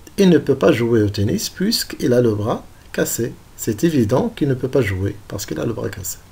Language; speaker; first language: French; non-native, local second language; Arabic